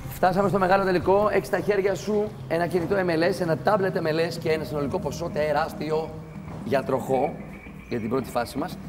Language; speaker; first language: Greek; native; Greek